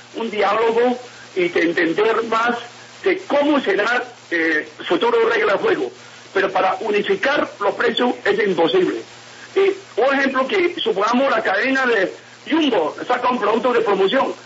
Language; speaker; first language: Spanish; non-native, fluent; Chinese